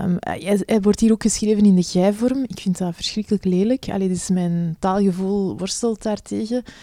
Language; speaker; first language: Dutch; native; Dutch